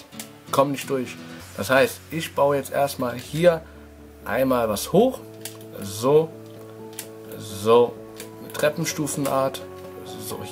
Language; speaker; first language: German; native; German